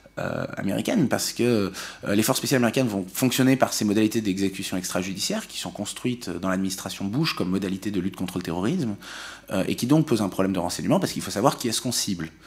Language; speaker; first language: French; native; French